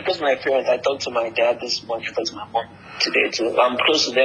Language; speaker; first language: English; non-native, local second language; Yoruba